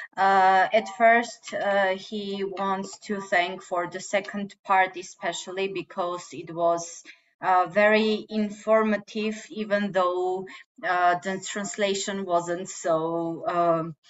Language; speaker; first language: English; non-native, fluent; Armenian